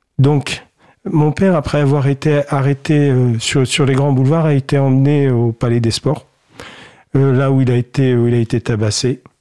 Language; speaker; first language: French; early bilingual, other home language; Kabyle